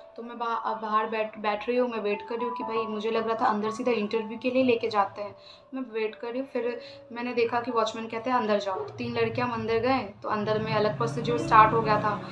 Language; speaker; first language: Hindi; non-native, local second language; Assamese